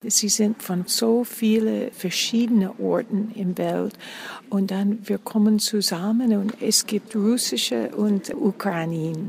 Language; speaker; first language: German; non-native, fluent; English